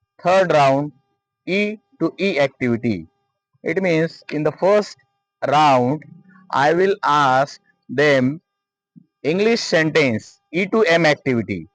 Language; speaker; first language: English; non-native, local second language; Marathi